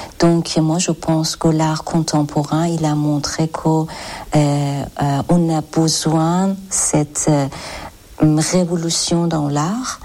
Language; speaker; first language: French; non-native, learner; Persian